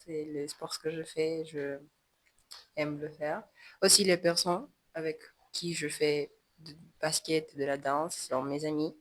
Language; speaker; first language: French; non-native, learner; Spanish